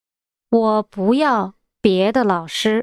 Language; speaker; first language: Chinese; non-native, learner; English